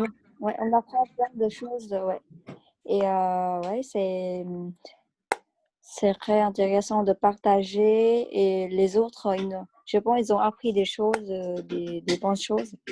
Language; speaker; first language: French; non-native, learner; Vietnamese